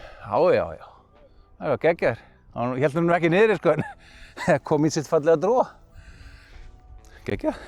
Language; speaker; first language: Icelandic; native; Icelandic